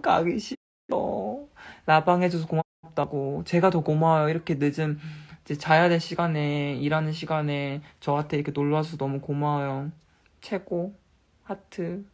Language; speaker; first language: Korean; native; Korean